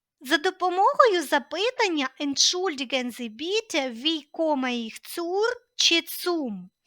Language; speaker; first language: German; non-native, fluent; Ukrainian